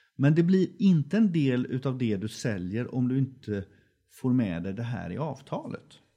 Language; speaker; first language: Swedish; native; Swedish